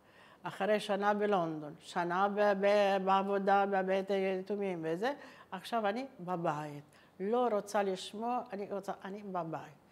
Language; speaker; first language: Hebrew; non-native, fluent; Italian